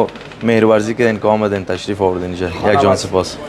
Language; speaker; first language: Persian; native; Persian